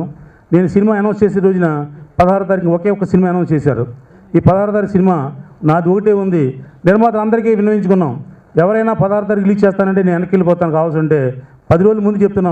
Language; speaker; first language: Telugu; native; Telugu